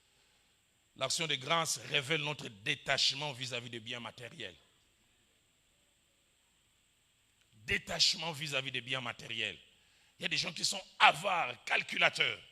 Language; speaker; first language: French; non-native, local second language; Lingala